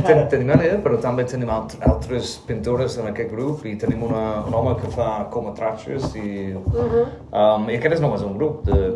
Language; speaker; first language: Catalan; non-native, learner; English